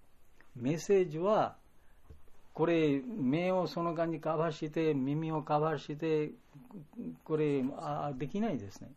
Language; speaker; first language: Japanese; non-native, fluent; Bangla